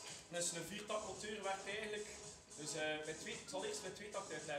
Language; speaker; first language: Dutch; native; Dutch